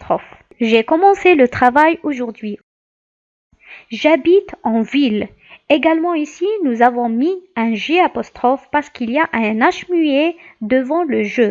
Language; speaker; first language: French; non-native, local second language; Arabic